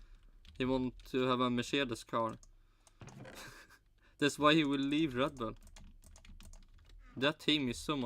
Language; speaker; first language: English; non-native, fluent; Swedish